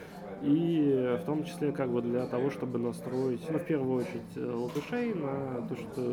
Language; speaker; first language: Russian; native; Russian